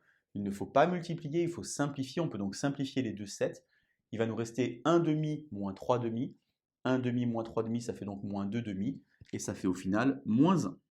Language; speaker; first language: French; native; French